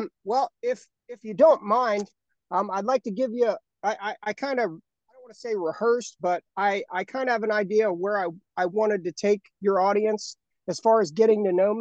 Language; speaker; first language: English; native; English